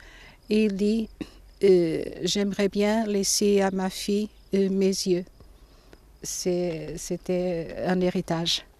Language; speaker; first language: French; non-native, local second language; Portuguese